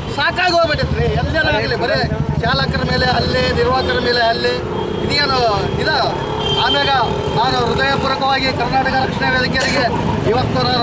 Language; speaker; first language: Kannada; native; Kannada